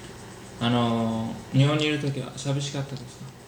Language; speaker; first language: Japanese; early bilingual, heritage; Japanese